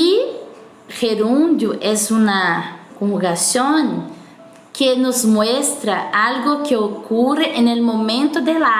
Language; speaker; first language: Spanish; non-native, fluent; Portuguese